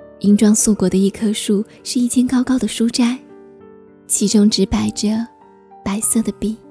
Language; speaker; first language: Chinese; native; Chinese